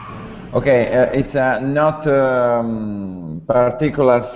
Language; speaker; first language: English; non-native, learner; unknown